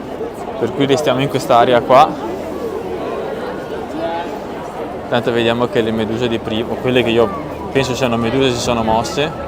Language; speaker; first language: Italian; native; Italian